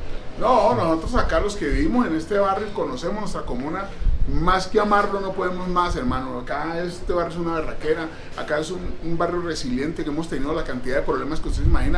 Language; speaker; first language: Spanish; native; Spanish